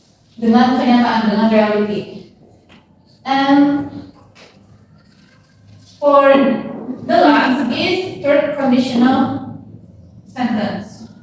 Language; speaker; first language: English; non-native, fluent; Indonesian